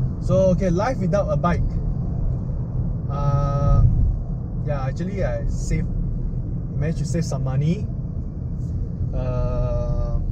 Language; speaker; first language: English; non-native, local second language; Min Nan Chinese